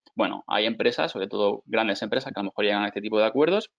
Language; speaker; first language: Spanish; native; Spanish